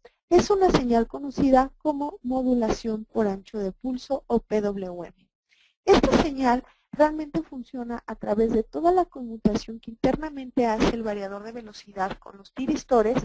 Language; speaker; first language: Spanish; native; Spanish